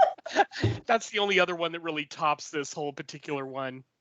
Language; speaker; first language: English; native; English